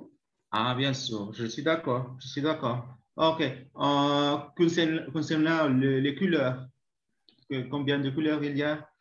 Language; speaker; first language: French; non-native, learner; Spanish